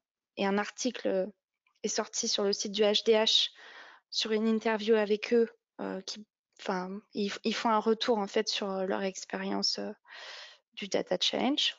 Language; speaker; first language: French; native; French